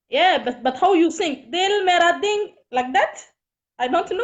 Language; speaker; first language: English; non-native, learner; Somali